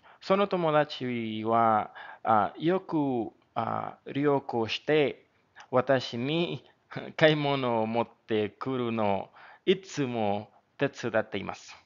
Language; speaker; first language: Japanese; non-native, learner; Spanish